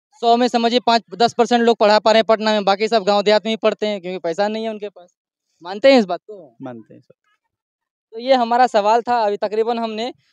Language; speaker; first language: Hindi; native; Hindi